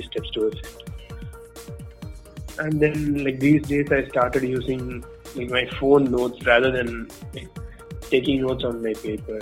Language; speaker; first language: English; non-native, local second language; Tamil